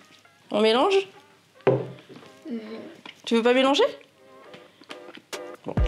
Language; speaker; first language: French; native; French